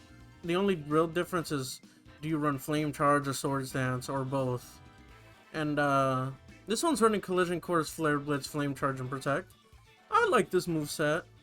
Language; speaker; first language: English; native; English